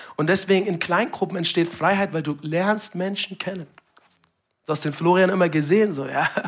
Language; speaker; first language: German; non-native, fluent; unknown